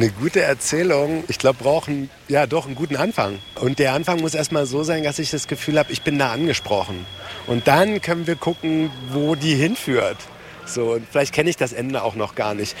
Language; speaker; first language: German; native; German